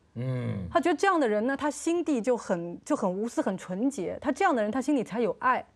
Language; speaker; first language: Chinese; native; Chinese